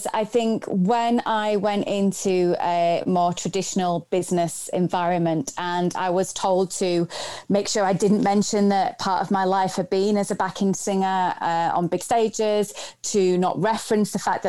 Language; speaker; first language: English; native; English